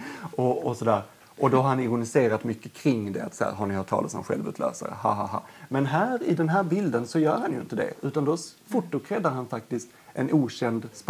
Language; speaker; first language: Swedish; native; Swedish